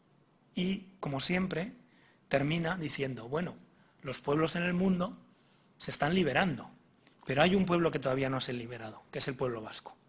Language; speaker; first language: Spanish; native; Spanish